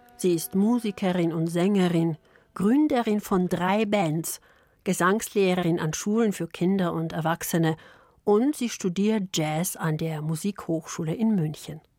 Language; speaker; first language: German; early bilingual, other home language; Polish